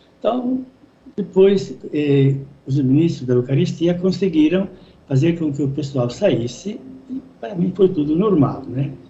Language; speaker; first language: Portuguese; non-native, fluent; Italian